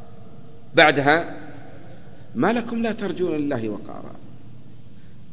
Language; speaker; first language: Arabic; native; Arabic